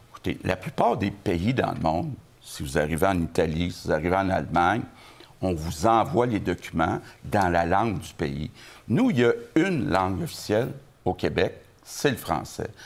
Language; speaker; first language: French; native; French